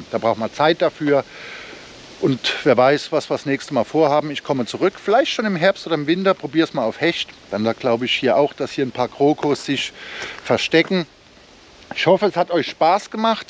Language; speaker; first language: German; native; German